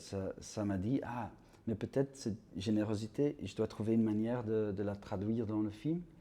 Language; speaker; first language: French; non-native, local second language; Dutch